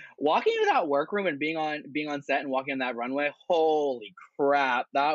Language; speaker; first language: English; native; English